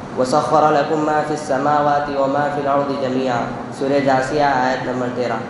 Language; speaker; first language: Urdu; native; Urdu